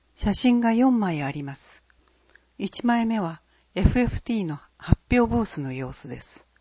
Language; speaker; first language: Japanese; native; Japanese